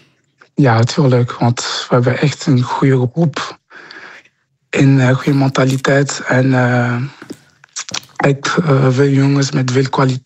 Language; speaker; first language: Dutch; non-native, local second language; French